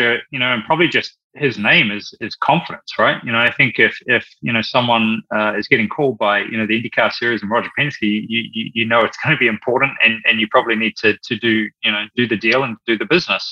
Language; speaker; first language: English; native; English